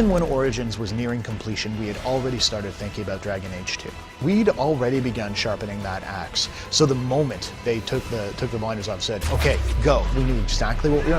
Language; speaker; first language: English; native; English